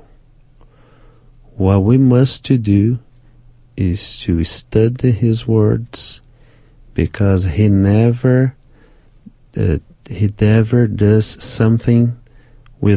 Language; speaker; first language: English; non-native, fluent; Portuguese